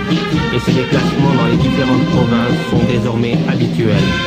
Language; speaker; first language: French; native; French